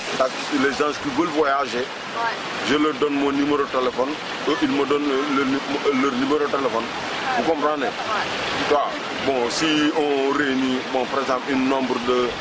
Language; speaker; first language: French; non-native, local second language; Wolof